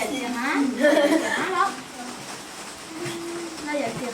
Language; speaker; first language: French; native; French